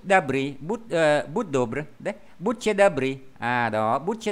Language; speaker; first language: Russian; non-native, fluent; Vietnamese